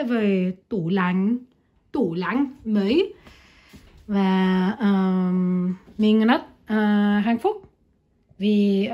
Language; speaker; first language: Vietnamese; non-native, learner; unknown